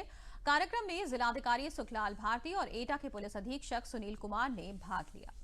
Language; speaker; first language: Hindi; native; Hindi